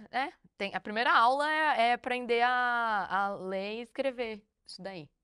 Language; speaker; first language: Portuguese; native; Portuguese